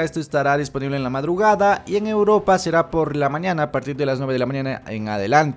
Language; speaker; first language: Spanish; native; Spanish